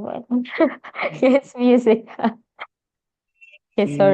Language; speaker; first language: English; non-native, fluent; Indonesian